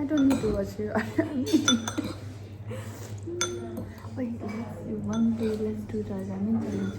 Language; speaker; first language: English; non-native, fluent; Tibetan